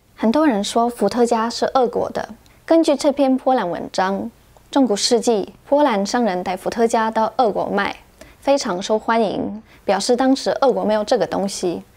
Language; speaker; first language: Chinese; non-native, fluent; Polish